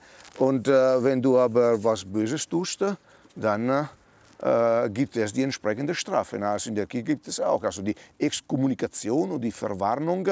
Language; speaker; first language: German; non-native, fluent; Italian